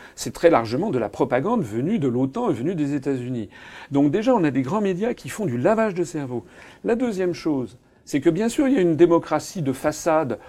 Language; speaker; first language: French; native; French